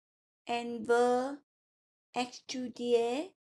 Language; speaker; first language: French; non-native, learner; Vietnamese